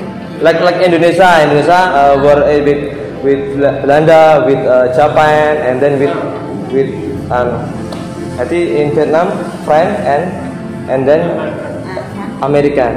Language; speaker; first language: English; non-native, learner; Javanese